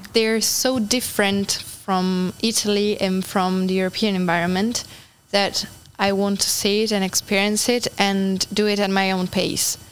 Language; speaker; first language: English; non-native, fluent; Italian